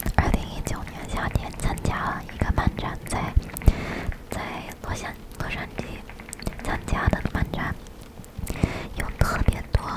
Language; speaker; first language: Chinese; early bilingual, heritage; English